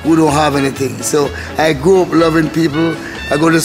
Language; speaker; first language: English; non-native, local second language; Jamaican Creole English